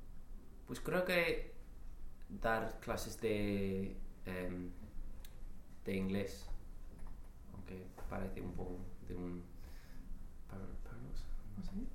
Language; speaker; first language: Spanish; non-native, learner; English